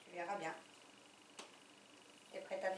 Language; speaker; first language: French; native; French